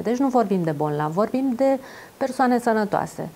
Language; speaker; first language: Romanian; native; Romanian